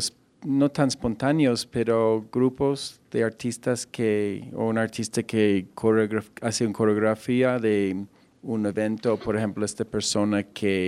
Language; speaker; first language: Spanish; non-native, fluent; English